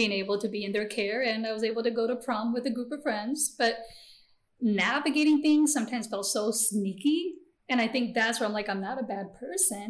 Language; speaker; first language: English; early bilingual, other home language; Gujarati